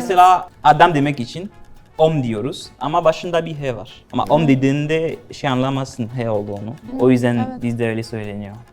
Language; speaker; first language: Turkish; non-native, fluent; French